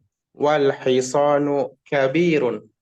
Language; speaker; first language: Arabic; non-native, fluent; Indonesian